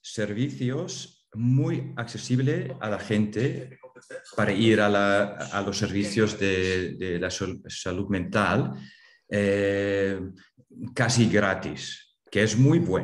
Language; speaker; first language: Spanish; non-native, fluent; Dutch